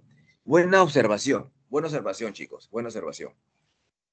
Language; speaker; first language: Spanish; native; Spanish